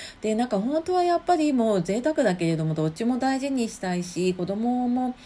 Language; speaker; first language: Japanese; native; Japanese